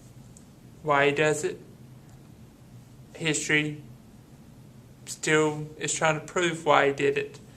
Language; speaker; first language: English; native; English